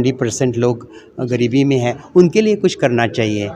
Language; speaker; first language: Hindi; non-native, local second language; Marathi